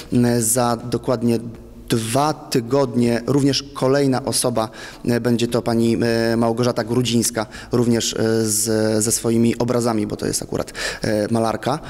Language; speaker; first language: Polish; native; Polish